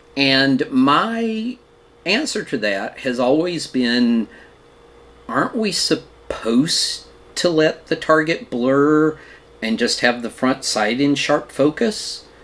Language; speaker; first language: English; native; English